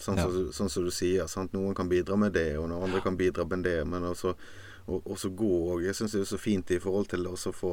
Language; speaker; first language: Norwegian; native; Norwegian